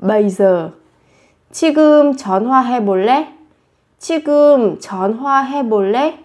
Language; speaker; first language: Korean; non-native, fluent; Vietnamese